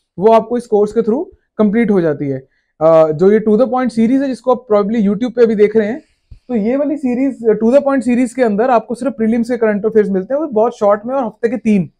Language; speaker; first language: Hindi; native; Hindi